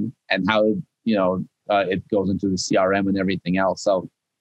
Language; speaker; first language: English; non-native, fluent; Russian